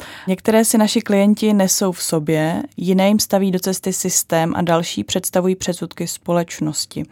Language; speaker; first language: Czech; native; Czech